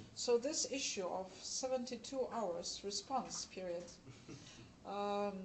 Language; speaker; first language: English; non-native, fluent; Lithuanian